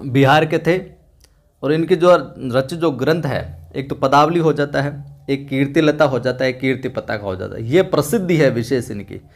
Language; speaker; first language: Hindi; native; Hindi